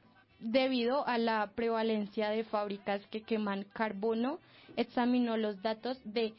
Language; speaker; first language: Spanish; native; Spanish